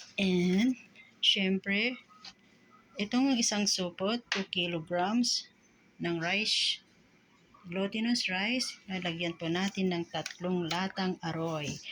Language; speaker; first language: Filipino; native; Filipino